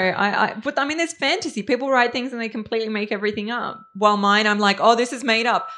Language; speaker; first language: English; early bilingual, other home language; Serbian